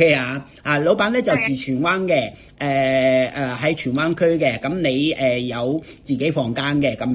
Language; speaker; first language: Cantonese; native; Cantonese